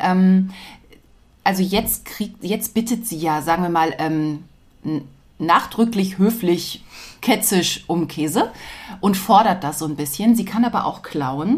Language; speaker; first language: German; native; German